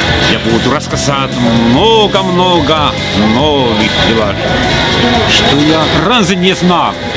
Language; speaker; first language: Russian; non-native, learner; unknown